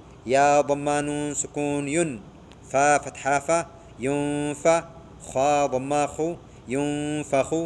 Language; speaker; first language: Arabic; non-native, fluent; Oromo